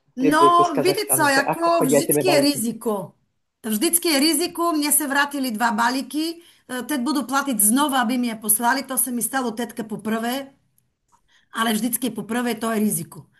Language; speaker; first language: Czech; non-native, fluent; Bulgarian